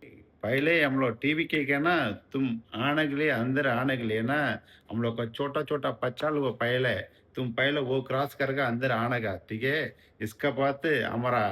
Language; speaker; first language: Hindi; non-native, local second language; Tamil